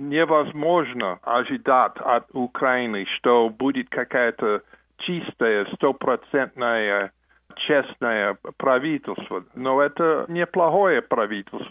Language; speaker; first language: Russian; non-native, fluent; English